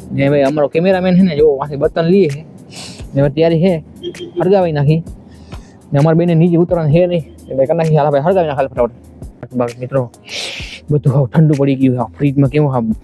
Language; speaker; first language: Gujarati; native; Gujarati